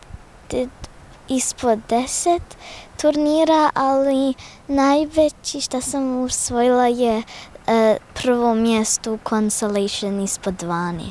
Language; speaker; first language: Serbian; early bilingual, heritage; Serbian